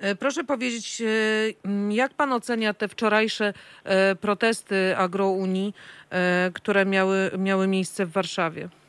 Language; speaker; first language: Polish; native; Polish